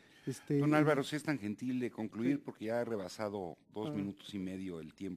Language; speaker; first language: Spanish; native; Spanish